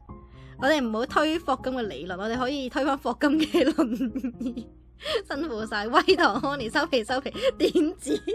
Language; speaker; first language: Cantonese; native; Cantonese